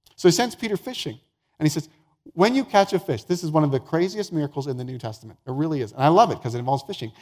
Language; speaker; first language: English; native; English